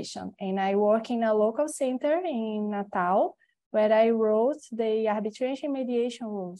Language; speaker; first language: English; non-native, learner; Portuguese